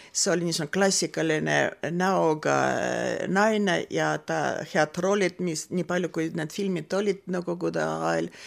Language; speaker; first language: Estonian; non-native, local second language; Russian